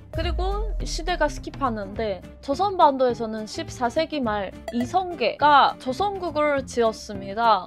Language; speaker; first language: Korean; non-native, fluent; Japanese